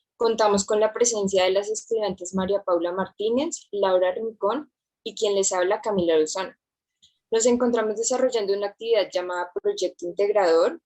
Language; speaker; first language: Spanish; native; Spanish